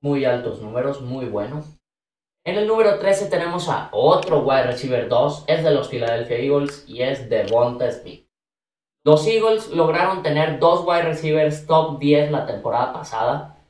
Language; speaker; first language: Spanish; native; Spanish